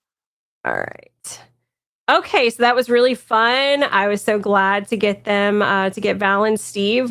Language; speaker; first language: English; native; English